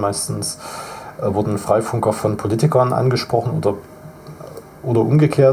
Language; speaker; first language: German; native; German